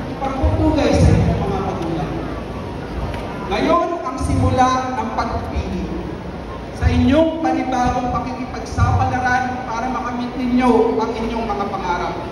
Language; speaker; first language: Filipino; non-native, local second language; Pampanga